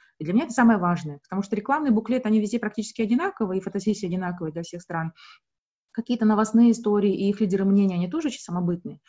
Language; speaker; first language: Russian; native; Russian